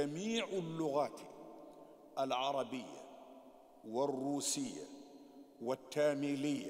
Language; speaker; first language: Arabic; non-native, fluent; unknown